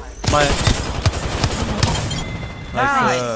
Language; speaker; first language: Japanese; non-native, learner; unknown